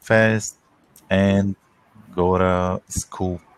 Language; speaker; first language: English; non-native, learner; Portuguese